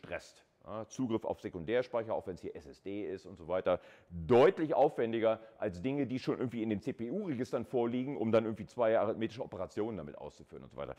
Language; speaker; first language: German; native; German